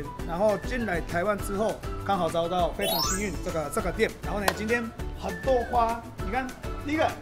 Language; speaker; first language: Chinese; non-native, fluent; Japanese